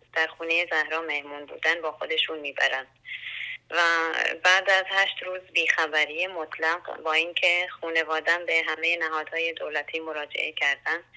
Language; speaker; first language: Persian; non-native, local second language; Central Kurdish